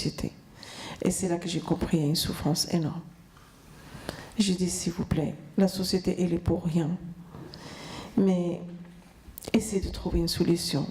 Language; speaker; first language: French; non-native, fluent; Arabic